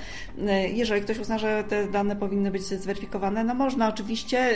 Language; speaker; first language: Polish; native; Polish